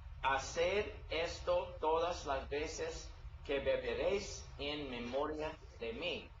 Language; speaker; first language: Spanish; non-native, learner; English